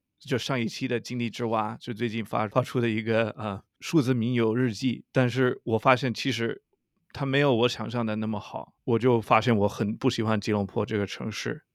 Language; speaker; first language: Chinese; non-native, fluent; English